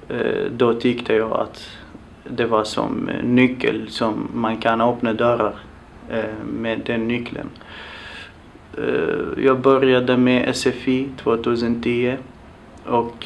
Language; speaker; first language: Swedish; non-native, fluent; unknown